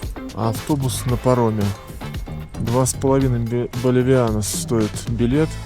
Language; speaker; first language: Russian; native; Russian